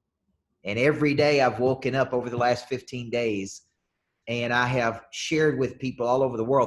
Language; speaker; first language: English; native; English